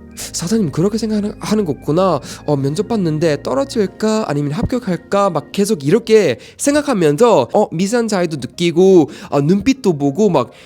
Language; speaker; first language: Korean; non-native, fluent; English